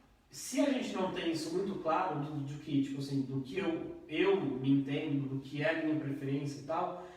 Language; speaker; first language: Portuguese; native; Portuguese